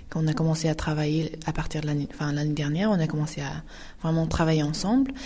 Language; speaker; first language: French; non-native, fluent; Uyghur